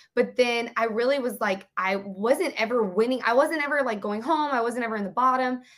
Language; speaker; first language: English; native; English